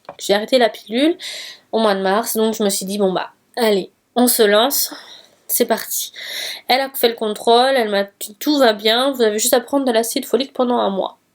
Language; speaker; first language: French; early bilingual, other home language; Portuguese